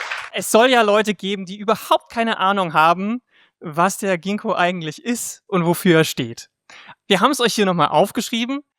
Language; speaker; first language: German; native; German